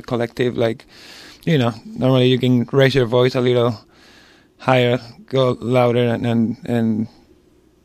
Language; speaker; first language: English; non-native, fluent; Spanish